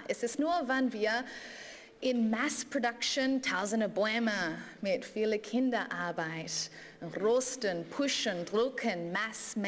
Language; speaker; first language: German; non-native, learner; English